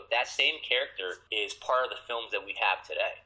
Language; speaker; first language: English; native; English